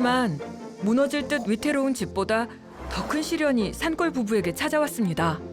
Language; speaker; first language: Korean; native; Korean